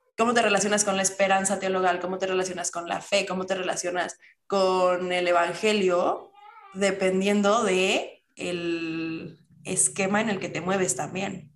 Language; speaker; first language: Spanish; native; Spanish